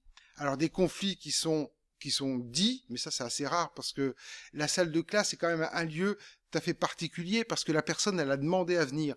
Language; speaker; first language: French; native; French